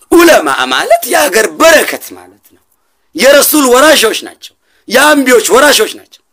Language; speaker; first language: Amharic; non-native, local second language; Oromo